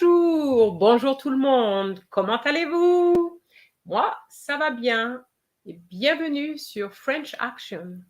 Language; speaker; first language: French; non-native, fluent; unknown